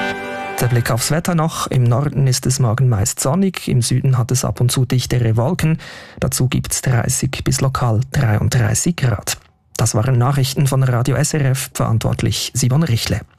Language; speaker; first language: German; native; German